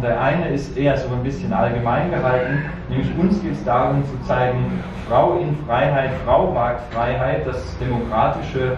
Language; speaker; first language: German; native; German